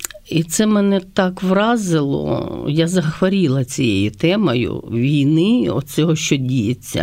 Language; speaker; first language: Ukrainian; native; Ukrainian